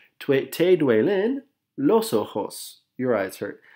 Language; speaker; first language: Spanish; non-native, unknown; English